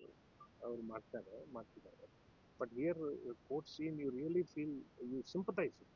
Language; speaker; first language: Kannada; non-native, learner; Telugu